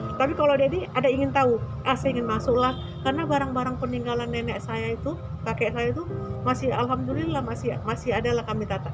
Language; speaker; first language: Indonesian; native; Indonesian